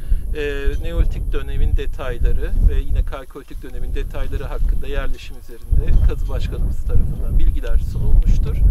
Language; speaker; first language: Turkish; native; Turkish